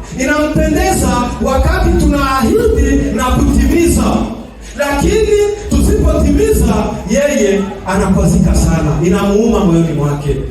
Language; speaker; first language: Swahili; non-native, local second language; Kinyarwanda